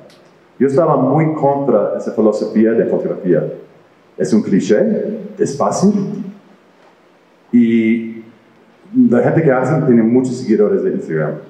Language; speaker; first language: Spanish; non-native, fluent; English